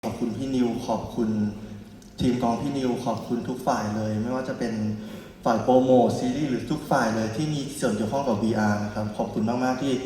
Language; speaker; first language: Thai; native; Thai